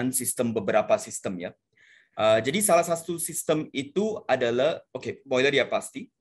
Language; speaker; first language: Indonesian; non-native, fluent; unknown